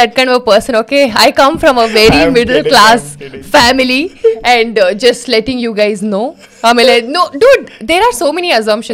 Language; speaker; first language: English; non-native, local second language; Kannada